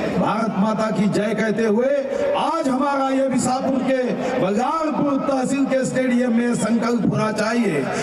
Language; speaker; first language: Hindi; non-native, local second language; Marathi